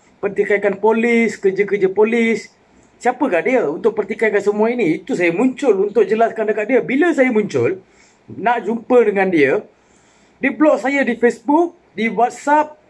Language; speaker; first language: Malay; non-native, local second language; Tamil